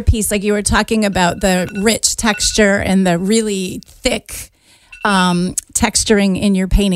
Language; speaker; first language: English; native; English